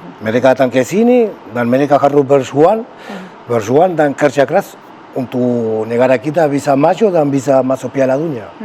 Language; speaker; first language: Indonesian; non-native, fluent; Spanish